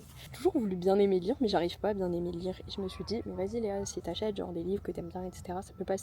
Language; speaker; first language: French; native; French